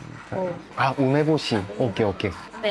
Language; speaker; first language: Japanese; non-native, learner; Korean